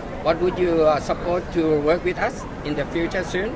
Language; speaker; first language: English; non-native, learner; Thai